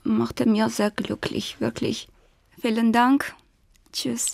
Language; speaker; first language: German; non-native, fluent; Armenian